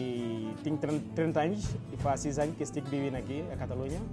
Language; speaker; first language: Spanish; non-native, fluent; Wolof